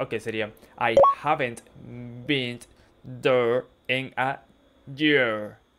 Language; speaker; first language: English; non-native, learner; Spanish